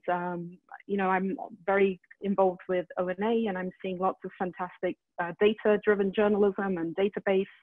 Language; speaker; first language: English; native; English